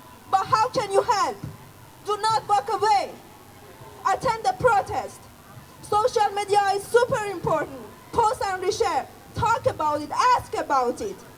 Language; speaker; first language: English; non-native, fluent; Persian